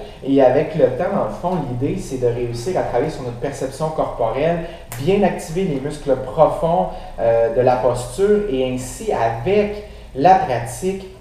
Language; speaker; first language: French; native; French